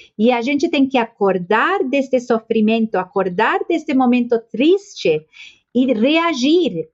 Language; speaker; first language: Portuguese; non-native, fluent; Spanish